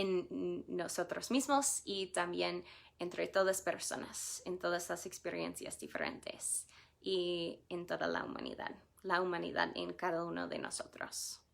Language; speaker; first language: Spanish; non-native, fluent; English